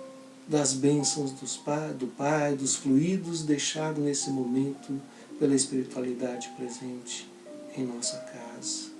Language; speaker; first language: Portuguese; native; Portuguese